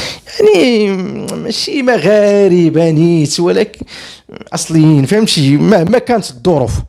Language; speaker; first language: Arabic; native; Arabic